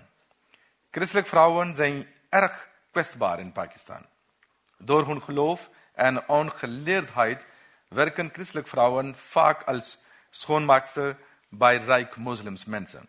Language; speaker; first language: Dutch; non-native, learner; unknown